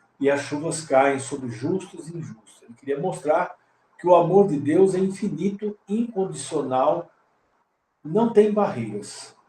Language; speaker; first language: Portuguese; native; Portuguese